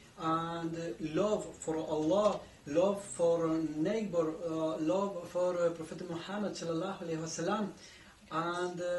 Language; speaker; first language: English; non-native, learner; Spanish